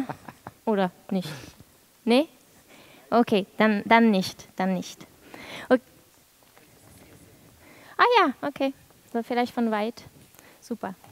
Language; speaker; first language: German; non-native, fluent; French